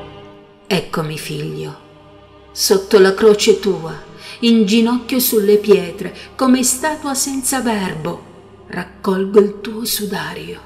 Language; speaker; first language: Italian; native; Italian